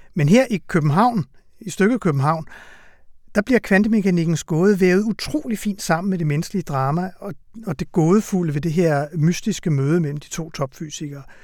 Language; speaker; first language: Danish; native; Danish